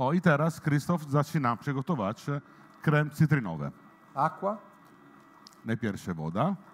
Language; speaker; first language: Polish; non-native, learner; Italian